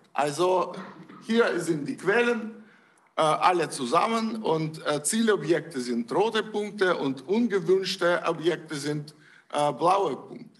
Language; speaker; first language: German; non-native, fluent; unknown